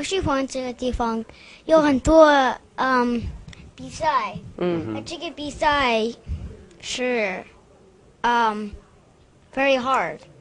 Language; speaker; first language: Chinese; non-native, learner; English